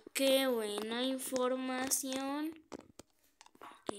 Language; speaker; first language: Spanish; native; Spanish